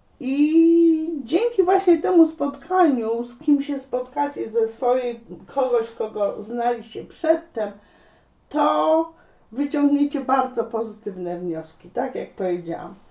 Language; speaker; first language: Polish; native; Polish